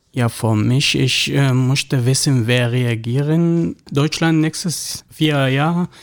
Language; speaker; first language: German; non-native, fluent; Arabic